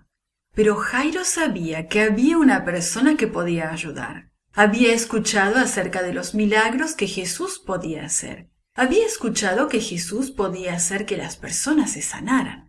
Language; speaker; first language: Spanish; native; Spanish